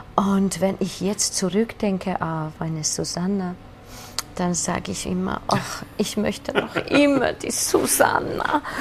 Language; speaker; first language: German; non-native, fluent; Hungarian